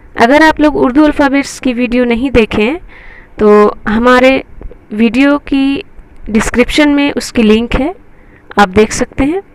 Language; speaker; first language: Hindi; native; Hindi